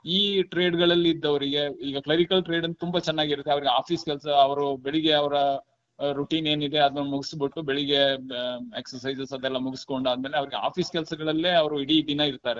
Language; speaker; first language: Kannada; non-native, local second language; Kodava